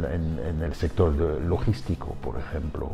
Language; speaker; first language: Spanish; non-native, fluent; German